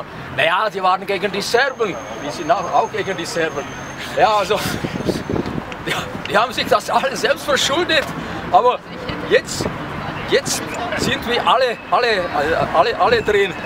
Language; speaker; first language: German; non-native, fluent; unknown